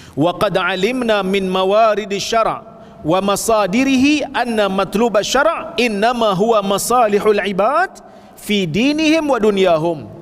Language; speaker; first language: Malay; native; Malay